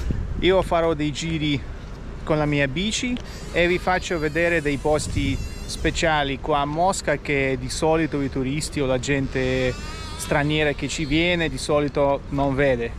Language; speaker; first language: Italian; non-native, fluent; Russian